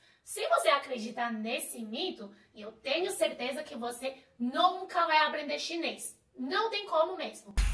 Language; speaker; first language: Portuguese; non-native, fluent; Chinese